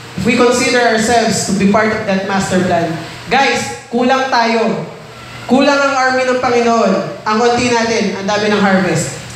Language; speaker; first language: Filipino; non-native, local second language; Iloko